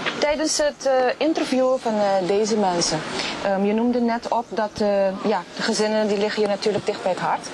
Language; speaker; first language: Dutch; non-native, local second language; Papiamento